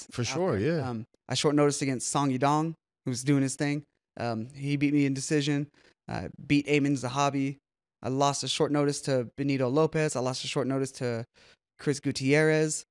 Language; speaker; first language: English; native; English